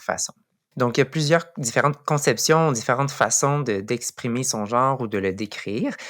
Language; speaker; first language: French; native; French